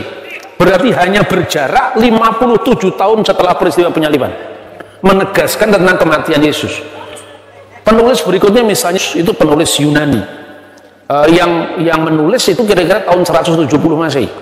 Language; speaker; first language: Indonesian; native; Indonesian